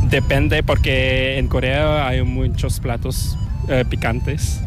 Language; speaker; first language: Spanish; non-native, fluent; Korean